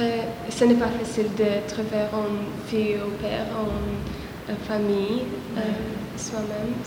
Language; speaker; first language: French; non-native, learner; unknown